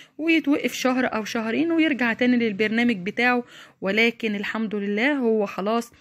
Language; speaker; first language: Arabic; native; Arabic